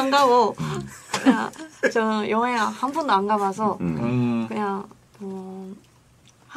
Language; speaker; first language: Korean; non-native, learner; Japanese